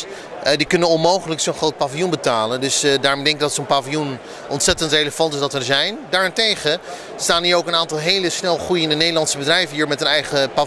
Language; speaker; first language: Dutch; native; Dutch